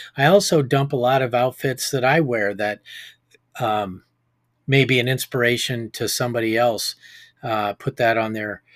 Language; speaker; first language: English; native; English